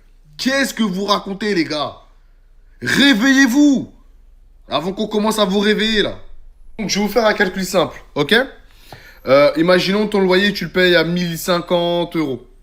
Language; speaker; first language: French; native; French